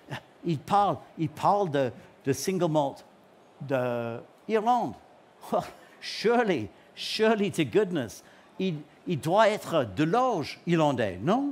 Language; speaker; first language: French; non-native, learner; English